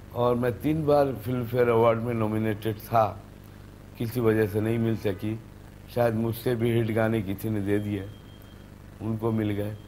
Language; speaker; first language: Hindi; non-native, local second language; Urdu